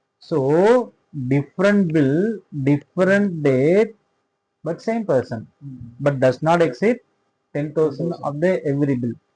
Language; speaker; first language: English; non-native, local second language; Tamil